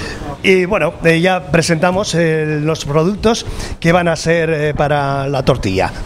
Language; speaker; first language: Spanish; native; Spanish